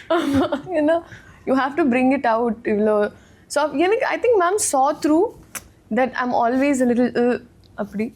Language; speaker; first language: Tamil; non-native, learner; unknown